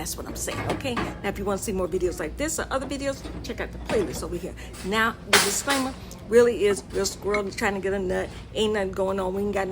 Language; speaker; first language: English; native; English